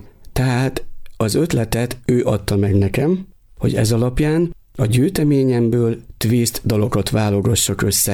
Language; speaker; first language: Hungarian; native; Hungarian